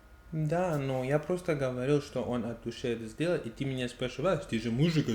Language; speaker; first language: Russian; non-native, learner; English